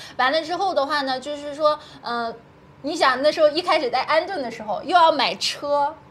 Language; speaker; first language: Chinese; native; Chinese